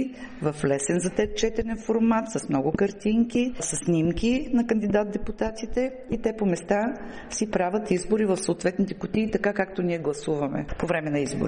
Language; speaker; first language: Bulgarian; native; Bulgarian